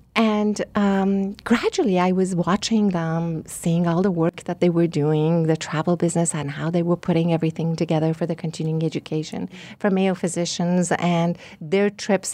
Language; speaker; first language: English; non-native, fluent; Persian